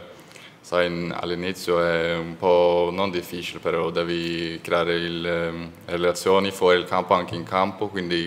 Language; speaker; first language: Italian; non-native, learner; Norwegian